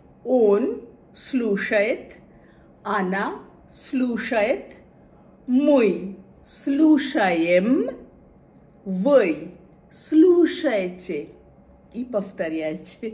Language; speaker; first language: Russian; non-native, fluent; Bangla